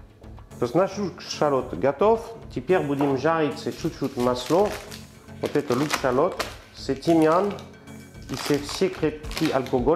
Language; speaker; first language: Russian; non-native, learner; French